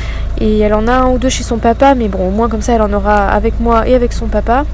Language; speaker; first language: French; native; French